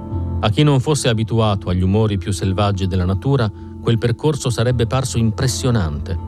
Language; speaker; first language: Italian; native; Italian